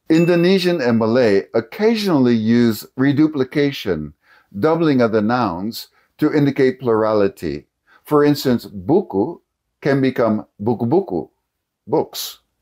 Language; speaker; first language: English; native; English